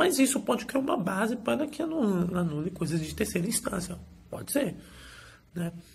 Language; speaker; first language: Portuguese; native; Portuguese